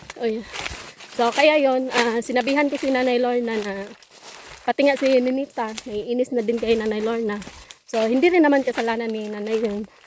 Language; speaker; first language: Filipino; non-native, local second language; Cebuano